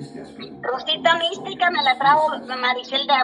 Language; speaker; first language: Spanish; native; Spanish